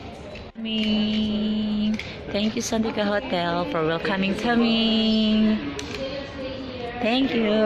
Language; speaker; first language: English; non-native, local second language; Indonesian